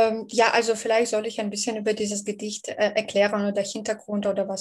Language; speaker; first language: German; non-native, fluent; Belarusian